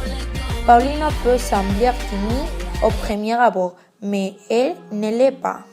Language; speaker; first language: French; non-native, learner; Spanish